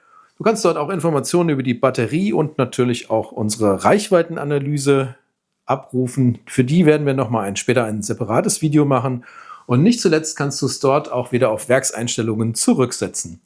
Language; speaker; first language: German; native; German